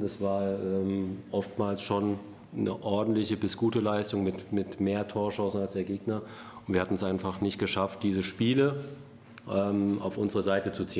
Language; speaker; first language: German; native; German